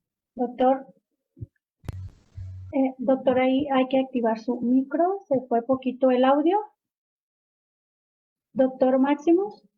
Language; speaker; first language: Spanish; native; Spanish